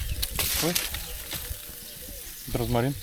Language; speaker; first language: Russian; native; Russian